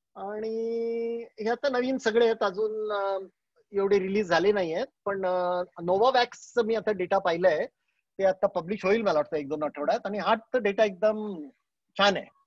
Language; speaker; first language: Marathi; non-native, local second language; Gujarati